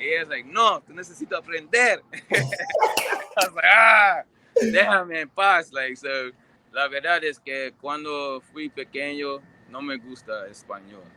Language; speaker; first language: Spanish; non-native, learner; English